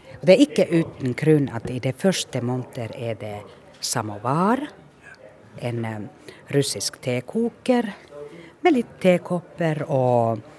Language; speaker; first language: Norwegian; non-native, fluent; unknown